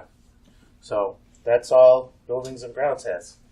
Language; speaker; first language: English; native; English